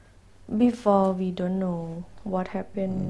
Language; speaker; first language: English; non-native, learner; Thai